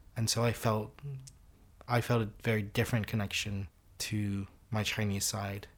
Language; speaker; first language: English; native; English